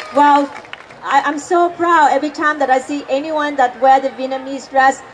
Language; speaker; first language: English; non-native, fluent; Vietnamese